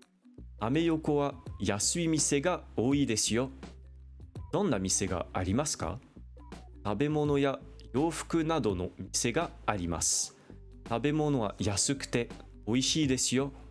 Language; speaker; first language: Japanese; non-native, learner; French